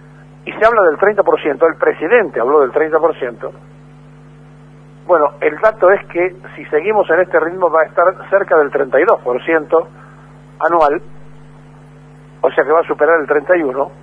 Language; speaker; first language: Spanish; native; Spanish